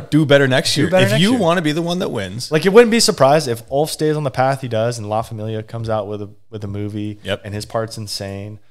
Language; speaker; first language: English; native; English